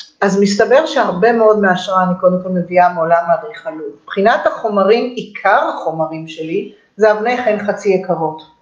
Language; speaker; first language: Hebrew; early bilingual, other home language; Romanian